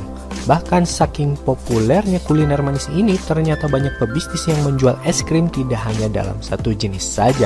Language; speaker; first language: Indonesian; native; Indonesian